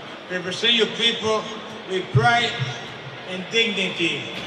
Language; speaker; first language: English; non-native, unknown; Spanish